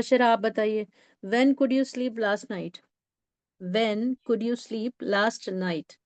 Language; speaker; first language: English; non-native, local second language; Hindi